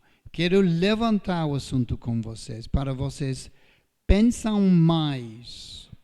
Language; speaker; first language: Portuguese; non-native, fluent; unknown